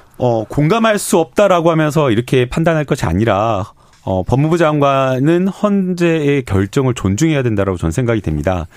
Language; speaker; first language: Korean; native; Korean